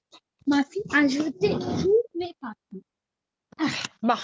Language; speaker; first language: French; non-native, local second language; Arabic